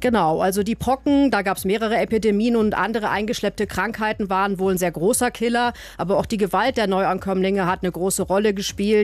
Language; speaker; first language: German; native; German